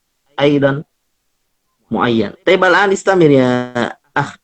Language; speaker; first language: Arabic; non-native, fluent; Indonesian